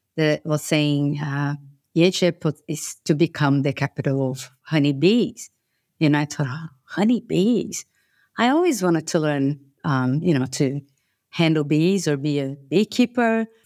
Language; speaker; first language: English; non-native, fluent; Portuguese